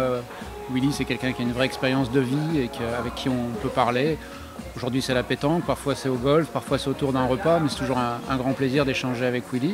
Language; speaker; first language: French; native; French